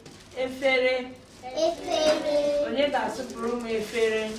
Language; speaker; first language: Igbo; native; Igbo